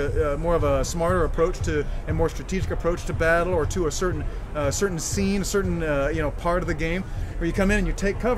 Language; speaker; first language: English; native; English